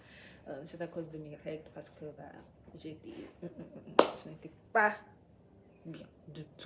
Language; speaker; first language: French; non-native, learner; English